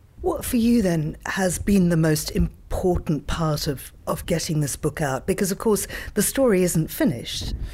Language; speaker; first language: English; native; English